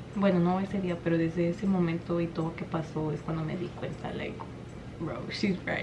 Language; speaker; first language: Spanish; early bilingual, heritage; Spanish